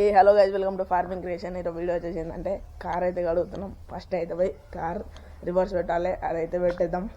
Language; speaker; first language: Telugu; non-native, local second language; Lambadi